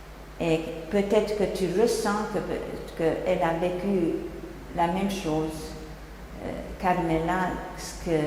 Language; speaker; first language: French; non-native, fluent; Hungarian